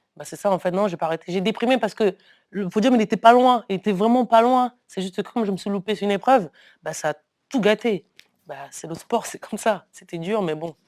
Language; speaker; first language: French; early bilingual, other home language; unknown